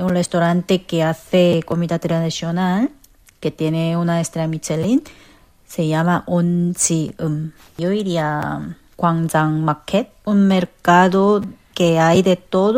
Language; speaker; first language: Spanish; non-native, fluent; Korean